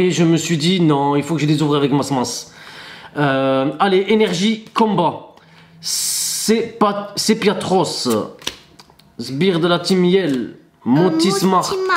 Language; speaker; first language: French; native; French